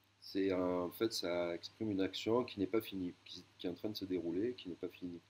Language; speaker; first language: French; native; French